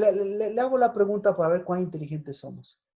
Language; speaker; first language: Spanish; native; Spanish